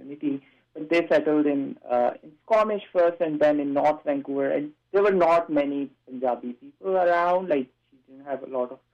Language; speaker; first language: English; non-native, local second language; Punjabi